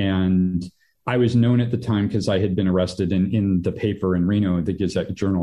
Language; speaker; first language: English; native; English